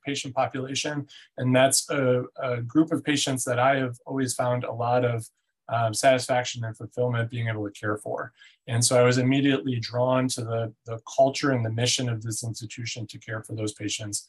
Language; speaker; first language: English; native; English